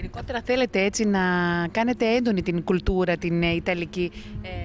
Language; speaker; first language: Greek; native; Greek